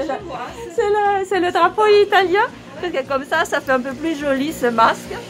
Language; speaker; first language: French; non-native, fluent; Italian